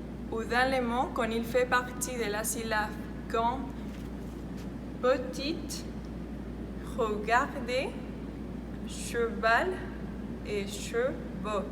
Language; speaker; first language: French; non-native, learner; Spanish